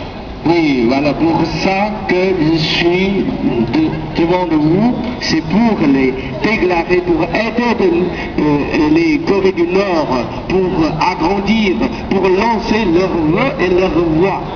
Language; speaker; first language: French; non-native, learner; Korean